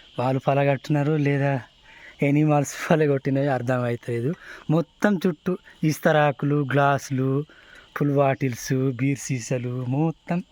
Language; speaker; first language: Telugu; non-native, local second language; Gondi